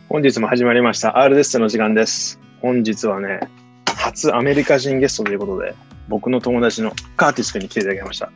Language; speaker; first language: Japanese; native; Japanese